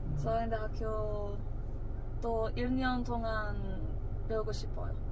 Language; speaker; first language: Korean; non-native, learner; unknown